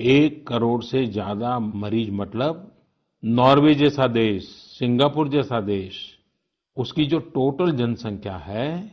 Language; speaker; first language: Hindi; non-native, local second language; Gujarati